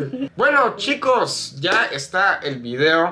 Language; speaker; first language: Spanish; non-native, fluent; English